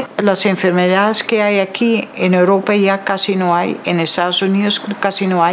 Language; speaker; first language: Spanish; non-native, fluent; Dutch